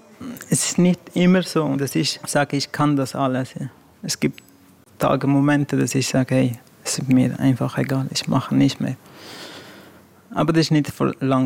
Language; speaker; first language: German; non-native, fluent; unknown